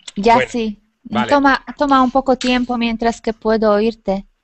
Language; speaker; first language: Spanish; non-native, fluent; Slovak